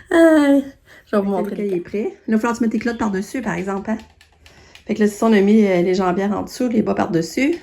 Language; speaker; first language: French; native; French